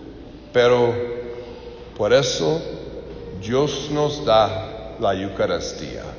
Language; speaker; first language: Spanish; non-native, learner; English